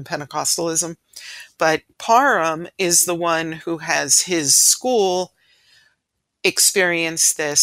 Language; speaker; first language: English; native; English